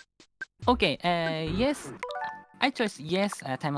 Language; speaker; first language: English; non-native, learner; Japanese